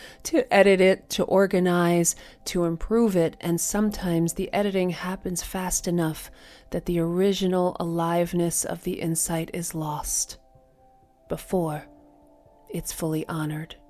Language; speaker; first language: English; native; English